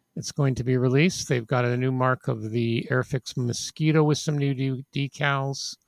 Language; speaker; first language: English; native; English